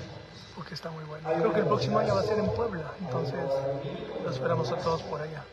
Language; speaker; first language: Spanish; native; Spanish